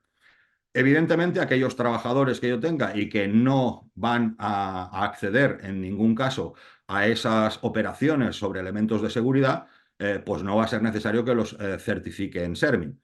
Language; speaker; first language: Spanish; native; Spanish